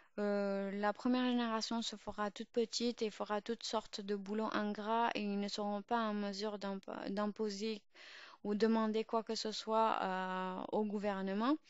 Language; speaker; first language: French; early bilingual, other home language; Urdu